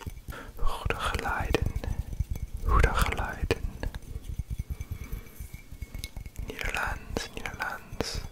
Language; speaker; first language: Dutch; non-native, learner; English